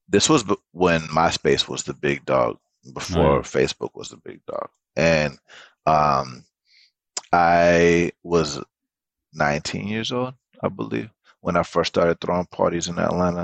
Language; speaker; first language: English; native; English